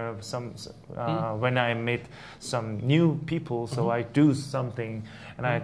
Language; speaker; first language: English; non-native, learner; Korean